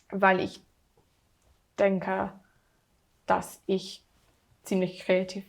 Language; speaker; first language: German; non-native, learner; English